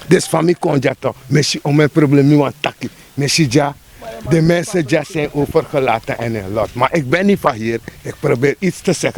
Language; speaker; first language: Dutch; non-native, local second language; Sranan Tongo